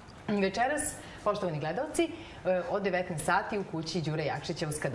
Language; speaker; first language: Serbian; native; Serbian